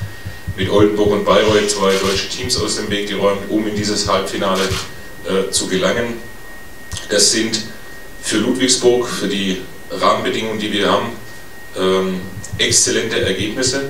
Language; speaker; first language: German; native; German